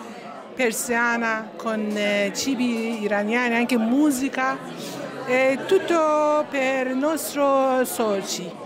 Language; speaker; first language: Italian; non-native, learner; Persian